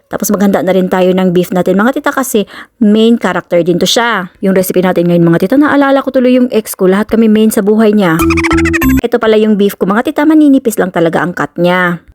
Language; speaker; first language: Filipino; non-native, local second language; Cebuano